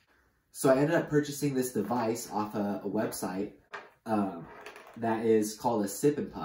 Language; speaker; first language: English; native; English